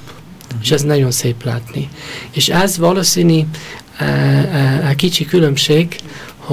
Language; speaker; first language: Hungarian; early bilingual, heritage; Hungarian